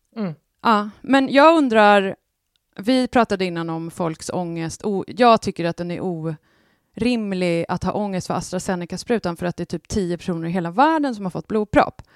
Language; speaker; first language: Swedish; native; Swedish